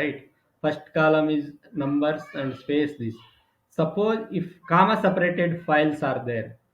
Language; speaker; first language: English; non-native, local second language; Telugu